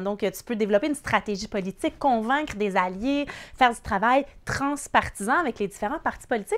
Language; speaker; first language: French; native; French